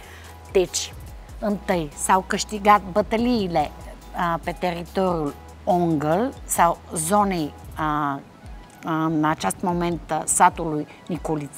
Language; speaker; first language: Romanian; non-native, fluent; Bulgarian